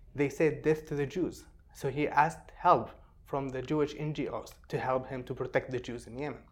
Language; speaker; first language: English; non-native, fluent; Arabic